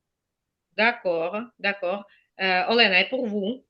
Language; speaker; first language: French; non-native, fluent; Ukrainian